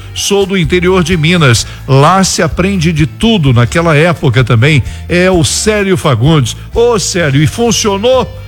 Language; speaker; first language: Portuguese; native; Portuguese